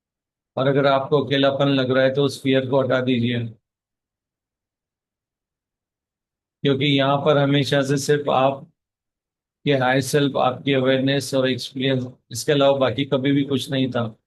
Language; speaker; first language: Hindi; native; Hindi